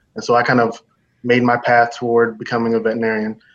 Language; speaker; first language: English; native; English